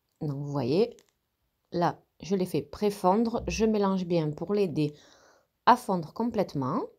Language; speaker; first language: French; native; French